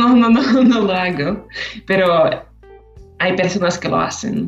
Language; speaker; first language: Spanish; non-native, fluent; Slovak